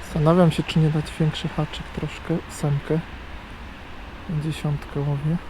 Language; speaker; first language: Polish; native; Polish